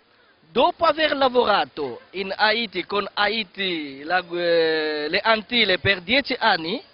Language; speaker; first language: Italian; non-native, fluent; Kongo